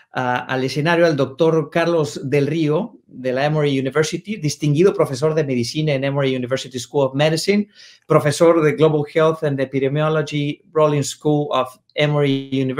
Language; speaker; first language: Spanish; native; Spanish